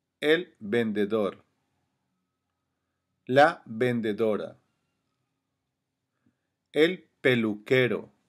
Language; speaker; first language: Spanish; non-native, learner; English